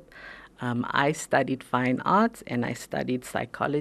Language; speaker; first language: English; native; English